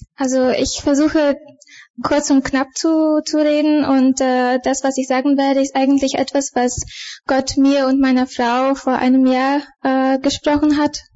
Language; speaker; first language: German; non-native, fluent; Bulgarian